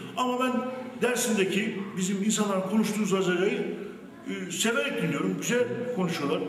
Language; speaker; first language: Turkish; native; Turkish